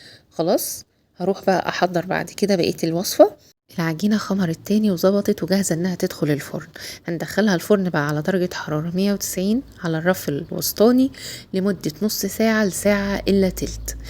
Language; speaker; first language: Arabic; native; Arabic